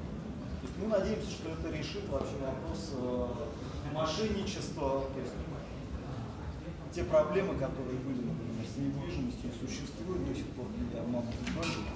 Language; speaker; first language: Russian; native; Russian